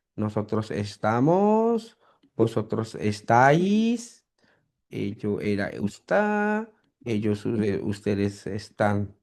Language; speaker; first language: Spanish; non-native, fluent; Indonesian